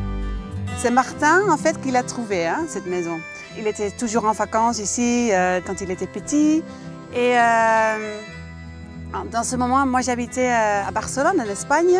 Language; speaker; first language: French; non-native, fluent; Dutch